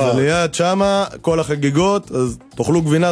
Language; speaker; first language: Hebrew; native; Hebrew